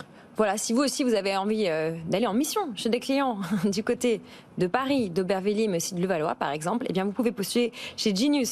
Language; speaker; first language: French; native; French